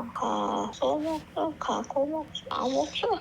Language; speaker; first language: Korean; non-native, learner; English